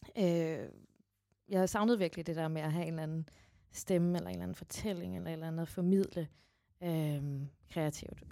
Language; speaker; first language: Danish; native; Danish